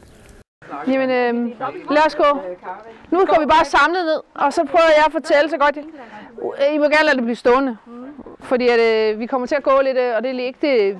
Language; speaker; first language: Danish; native; Danish